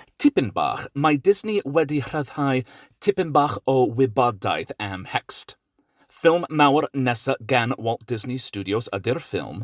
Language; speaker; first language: Welsh; non-native, learner; English